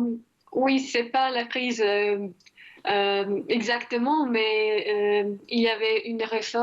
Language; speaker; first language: French; non-native, fluent; Croatian